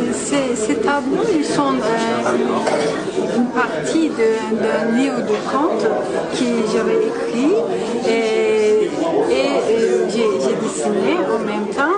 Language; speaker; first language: French; non-native, fluent; Turkish